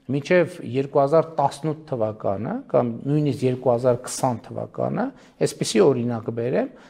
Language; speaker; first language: Armenian; native; Armenian